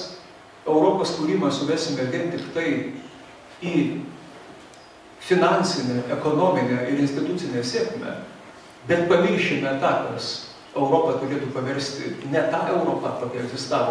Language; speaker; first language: Lithuanian; native; Lithuanian